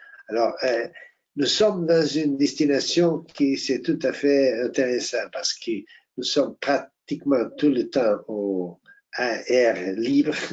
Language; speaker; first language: French; non-native, fluent; Portuguese